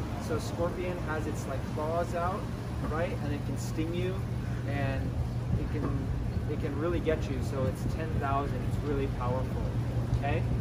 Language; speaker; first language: English; native; English